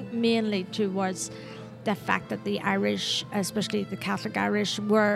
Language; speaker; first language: English; native; English